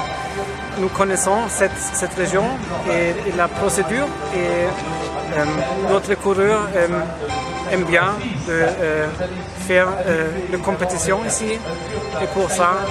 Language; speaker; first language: French; non-native, learner; German